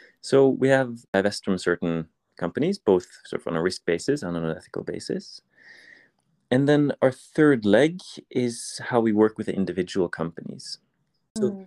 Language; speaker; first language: English; non-native, fluent; Norwegian